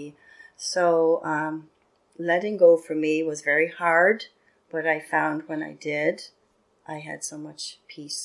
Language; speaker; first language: English; native; English